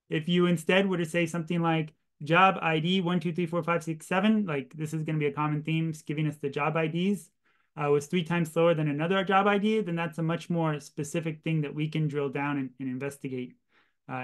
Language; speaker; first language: English; native; English